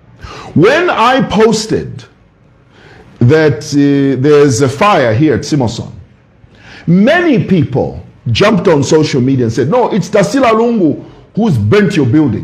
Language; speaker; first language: English; non-native, local second language; Bemba